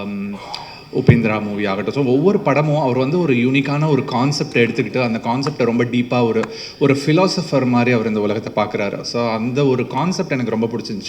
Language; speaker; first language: Tamil; native; Tamil